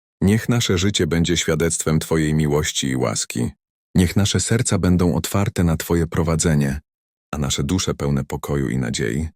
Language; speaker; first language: Polish; native; Polish